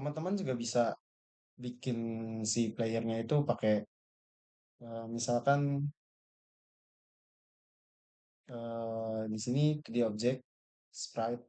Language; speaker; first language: Indonesian; native; Indonesian